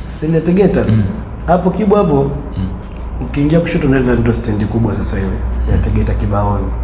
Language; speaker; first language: Swahili; native; Swahili